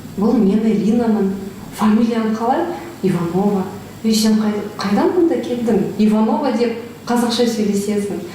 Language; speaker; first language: Kazakh; non-native, local second language; Russian